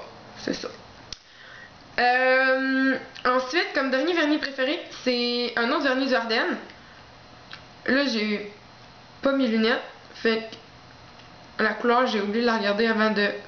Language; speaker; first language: French; native; French